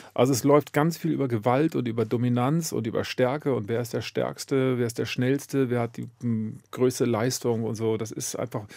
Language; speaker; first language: German; native; German